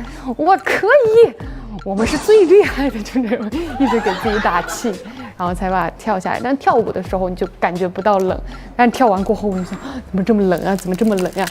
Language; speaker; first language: Chinese; native; Chinese